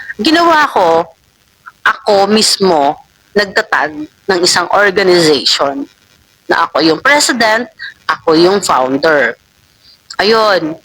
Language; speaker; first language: Filipino; non-native, local second language; Waray